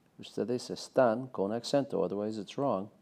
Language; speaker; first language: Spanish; non-native, fluent; English